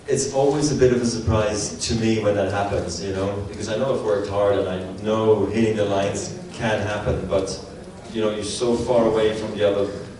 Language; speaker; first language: English; non-native, fluent; German